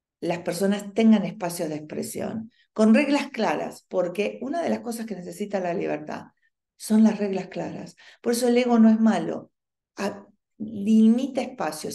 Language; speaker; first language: Spanish; native; Spanish